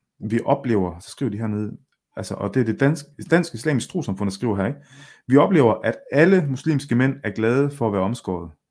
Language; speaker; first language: Danish; early bilingual, other home language; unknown